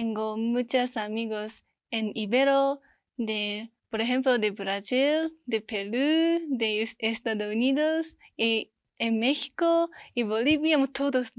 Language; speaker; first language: Spanish; non-native, learner; Japanese